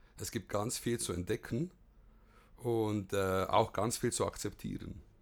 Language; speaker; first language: German; early bilingual, other home language; Bosnian